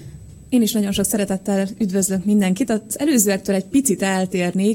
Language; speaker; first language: Hungarian; native; Hungarian